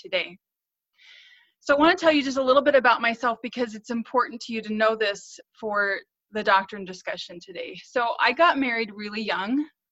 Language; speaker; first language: English; native; English